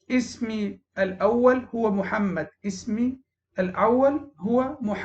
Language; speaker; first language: Arabic; non-native, fluent; Pashto